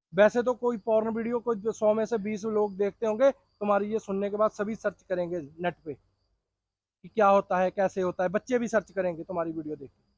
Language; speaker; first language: Hindi; non-native, local second language; Punjabi